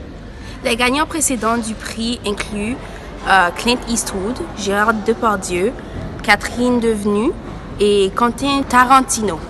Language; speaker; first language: French; non-native, learner; English